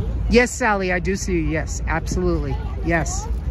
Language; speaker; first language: English; native; English